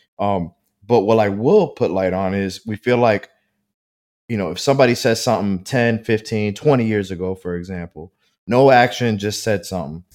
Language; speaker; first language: English; early bilingual, other home language; Spanish